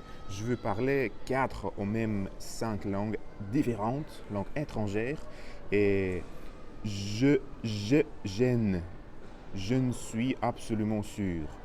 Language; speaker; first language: French; non-native, learner; Russian